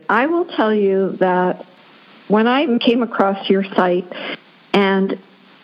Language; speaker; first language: English; native; English